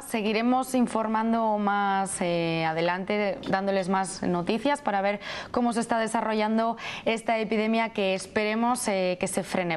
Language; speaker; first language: Spanish; native; Spanish